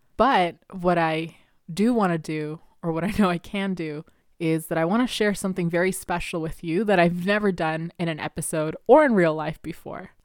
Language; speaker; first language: English; early bilingual, other home language; Spanish